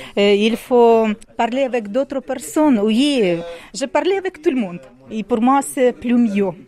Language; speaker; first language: French; non-native, learner; Ukrainian